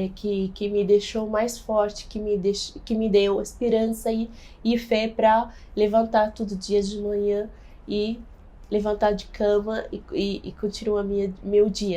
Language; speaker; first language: Portuguese; non-native, fluent; Arabic